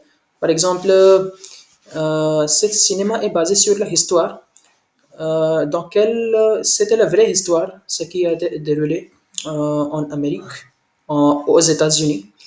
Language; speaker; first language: French; non-native, learner; Hindi